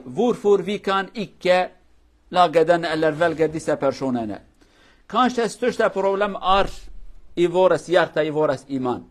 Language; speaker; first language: Norwegian; non-native, fluent; Kurdish